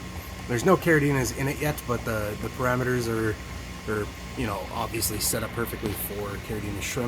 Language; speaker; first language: English; native; English